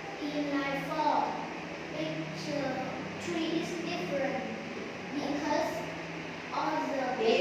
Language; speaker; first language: English; non-native, learner; Vietnamese